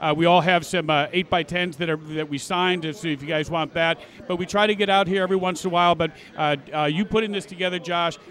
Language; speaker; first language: English; native; English